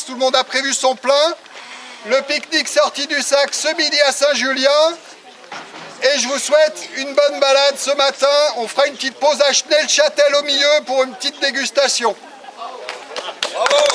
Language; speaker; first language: French; native; French